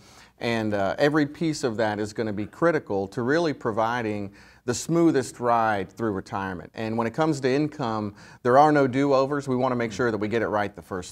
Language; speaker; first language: English; native; English